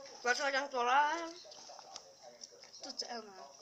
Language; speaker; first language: Chinese; early bilingual, heritage; Chinese